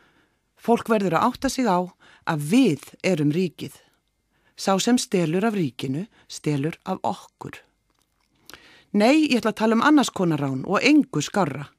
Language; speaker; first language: Icelandic; native; Icelandic